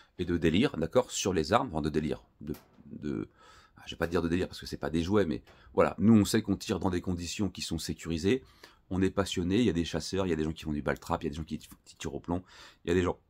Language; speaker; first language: French; native; French